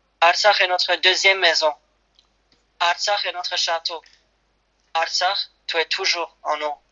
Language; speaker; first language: French; non-native, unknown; Armenian